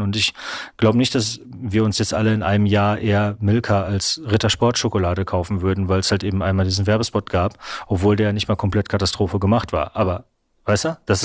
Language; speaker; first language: German; native; German